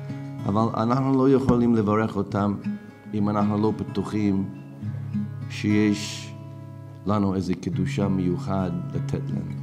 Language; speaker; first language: Hebrew; non-native, fluent; English